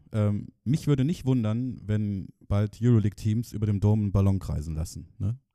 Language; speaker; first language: German; native; German